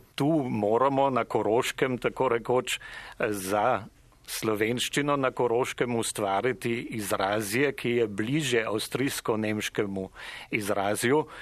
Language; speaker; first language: Slovenian; native; Slovenian